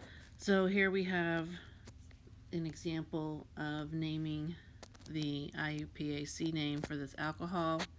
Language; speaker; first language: English; native; English